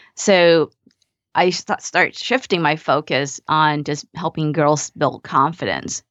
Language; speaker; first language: English; early bilingual, other home language; Vietnamese